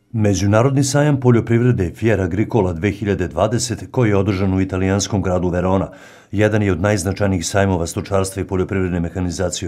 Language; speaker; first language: Serbian; native; Serbian